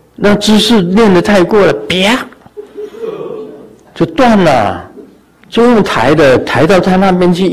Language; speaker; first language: Chinese; native; Chinese